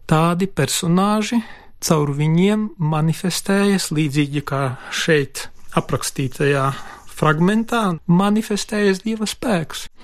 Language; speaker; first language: Latvian; non-native, local second language; Polish